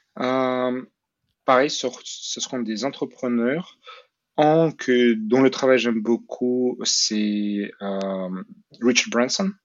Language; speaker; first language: French; non-native, fluent; Russian